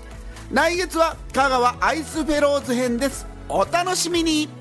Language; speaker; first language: Japanese; native; Japanese